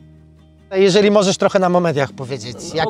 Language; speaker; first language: Polish; native; Polish